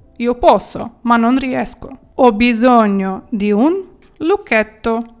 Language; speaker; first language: Italian; non-native, fluent; Ukrainian